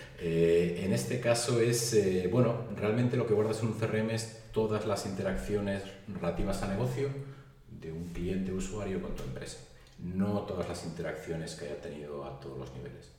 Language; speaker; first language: Spanish; native; Spanish